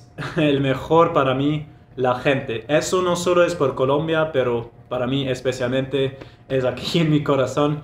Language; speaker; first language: Spanish; non-native, fluent; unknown